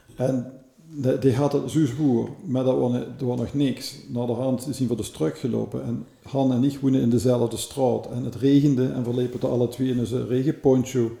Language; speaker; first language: Dutch; native; Dutch